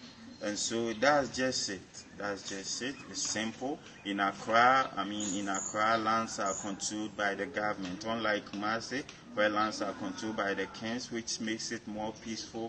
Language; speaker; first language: English; non-native, local second language; Akan